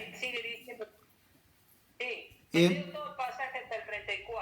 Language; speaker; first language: Spanish; native; Spanish